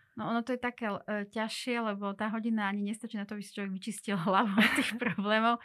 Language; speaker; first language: Slovak; non-native, local second language; Hungarian